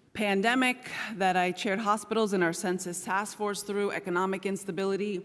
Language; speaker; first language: English; native; English